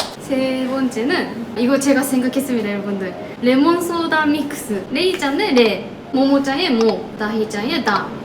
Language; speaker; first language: Korean; non-native, fluent; Japanese